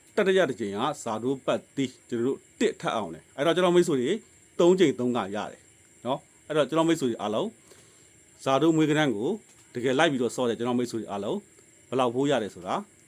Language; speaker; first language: Burmese; native; Burmese